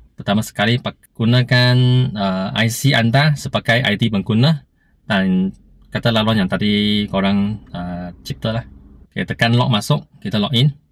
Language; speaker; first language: Malay; non-native, local second language; Chinese